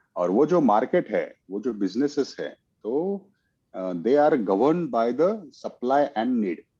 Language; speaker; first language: Hindi; non-native, local second language; Marathi